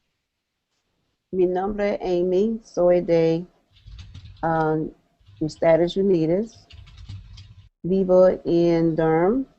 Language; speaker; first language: Spanish; non-native, learner; English